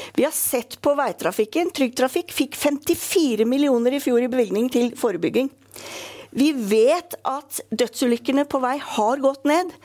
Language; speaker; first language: Norwegian; native; Norwegian